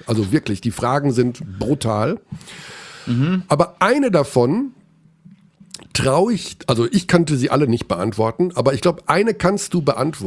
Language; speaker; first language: German; native; German